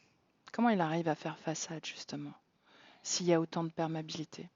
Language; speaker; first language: French; native; French